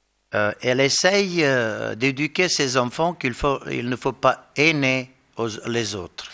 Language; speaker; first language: French; non-native, learner; Bosnian